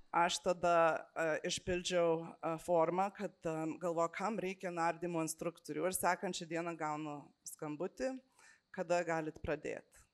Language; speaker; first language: Lithuanian; early bilingual, heritage; Lithuanian